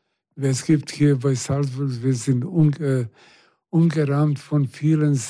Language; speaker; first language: German; non-native, fluent; Serbian